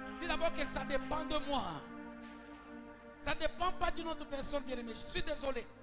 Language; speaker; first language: French; non-native, local second language; Swahili